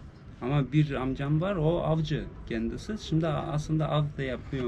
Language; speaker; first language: Turkish; non-native, fluent; Russian